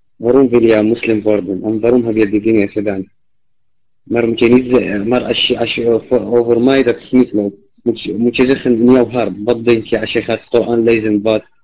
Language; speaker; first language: Dutch; non-native, learner; Arabic